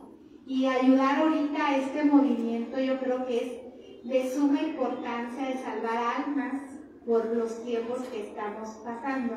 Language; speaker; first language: Spanish; native; Spanish